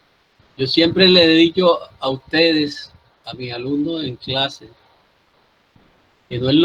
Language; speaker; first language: Spanish; native; Spanish